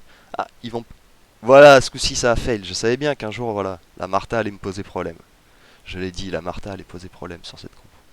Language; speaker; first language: French; native; French